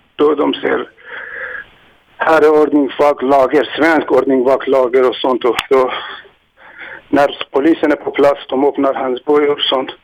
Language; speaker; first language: Swedish; non-native, learner; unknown